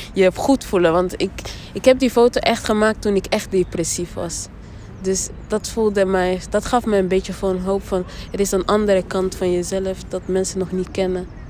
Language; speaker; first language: Dutch; early bilingual, other home language; Rundi